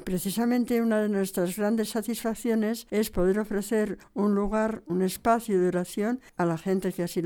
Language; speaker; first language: Spanish; native; Spanish